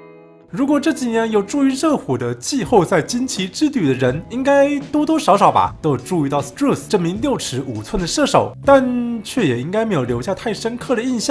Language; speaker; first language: Chinese; native; Chinese